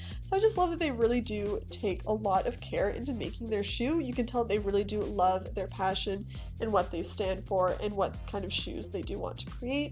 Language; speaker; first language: English; native; English